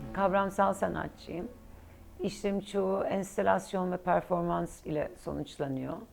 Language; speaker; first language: Turkish; early bilingual, heritage; Turkish